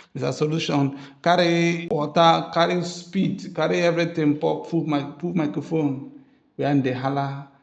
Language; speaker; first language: Nigerian Pidgin; non-native, local second language; Igbo